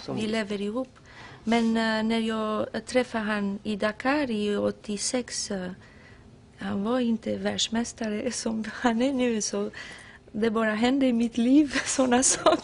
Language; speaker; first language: Swedish; non-native, fluent; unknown